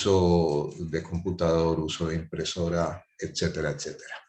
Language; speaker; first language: Spanish; native; Spanish